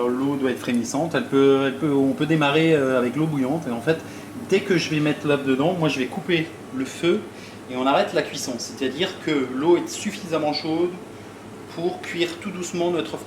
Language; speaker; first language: French; native; French